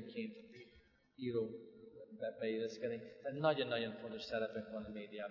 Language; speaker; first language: Hungarian; non-native, fluent; English